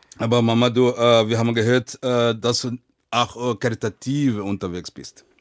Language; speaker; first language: German; non-native, fluent; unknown